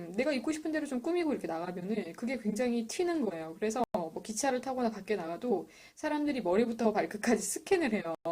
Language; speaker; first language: Korean; native; Korean